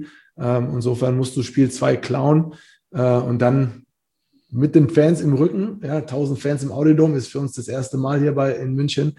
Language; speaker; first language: German; native; German